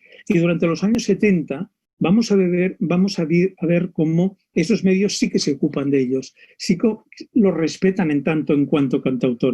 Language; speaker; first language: Spanish; native; Spanish